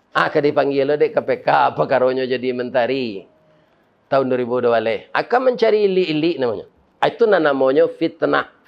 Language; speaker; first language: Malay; non-native, local second language; Minangkabau